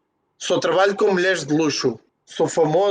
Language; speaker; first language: Portuguese; native; Portuguese